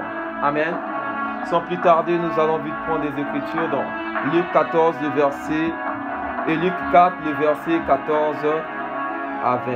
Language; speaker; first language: French; non-native, local second language; Swahili